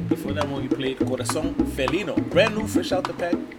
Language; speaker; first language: English; early bilingual, other home language; Spanish